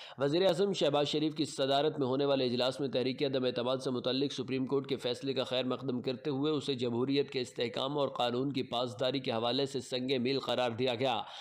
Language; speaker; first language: Urdu; non-native, local second language; Punjabi